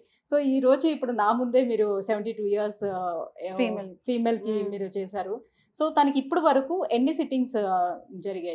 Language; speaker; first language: Telugu; native; Telugu